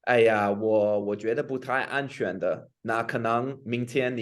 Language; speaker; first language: Chinese; non-native, fluent; English